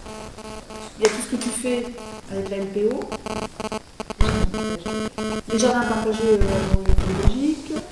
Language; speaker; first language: French; native; French